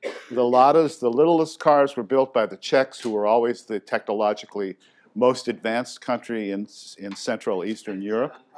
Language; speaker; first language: English; native; English